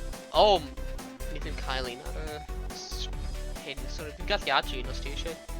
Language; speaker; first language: Welsh; non-native, local second language; English